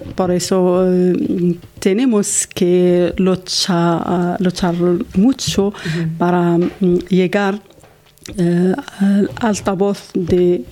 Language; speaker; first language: Spanish; non-native, learner; Arabic